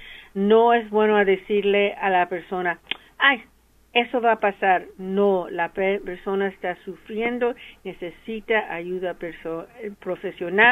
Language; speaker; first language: Spanish; early bilingual, heritage; English